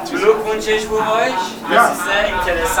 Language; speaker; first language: German; non-native, learner; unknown